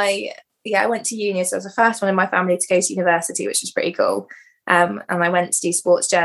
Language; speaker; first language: English; native; English